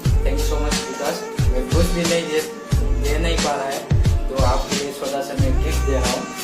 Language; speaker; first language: Hindi; non-native, local second language; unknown